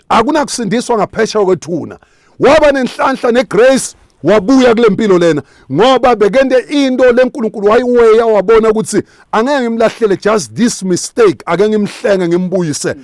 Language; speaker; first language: Zulu; non-native, local second language; Swati